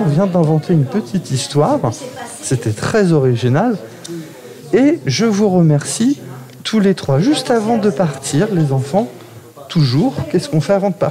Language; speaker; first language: French; native; French